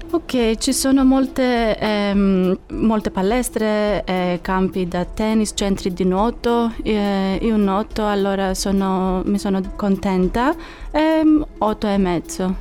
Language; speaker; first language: Italian; non-native, learner; Greek